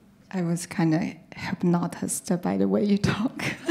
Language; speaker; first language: English; non-native, fluent; Chinese